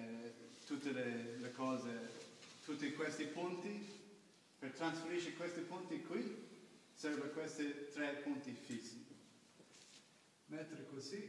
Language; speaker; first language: Italian; non-native, learner; English